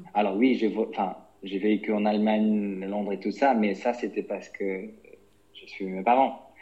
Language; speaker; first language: French; non-native, fluent; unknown